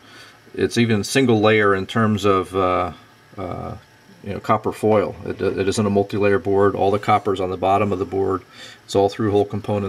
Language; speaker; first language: English; native; English